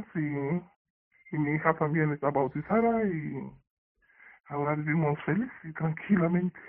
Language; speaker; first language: Spanish; non-native, fluent; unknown